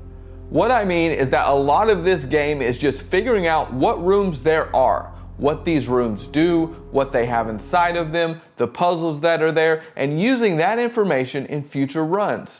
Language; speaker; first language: English; native; English